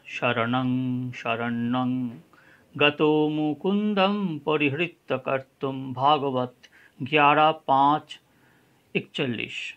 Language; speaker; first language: Hindi; non-native, local second language; Bangla